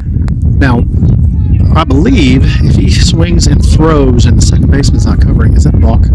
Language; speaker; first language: English; native; English